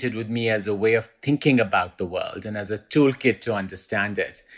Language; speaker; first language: English; non-native, local second language; Urdu